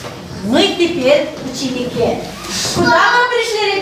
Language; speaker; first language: Russian; non-native, local second language; Kyrgyz